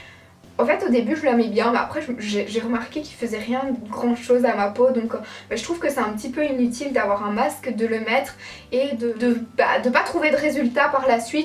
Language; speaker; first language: French; native; French